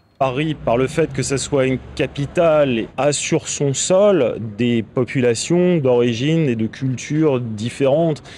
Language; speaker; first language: French; native; French